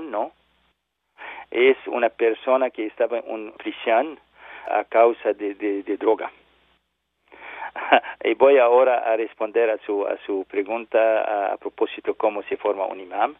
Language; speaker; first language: Spanish; non-native, learner; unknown